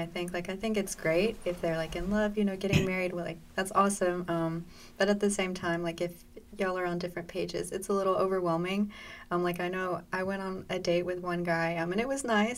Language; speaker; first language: English; native; English